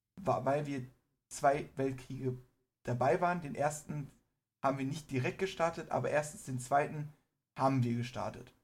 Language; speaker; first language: German; early bilingual, other home language; Persian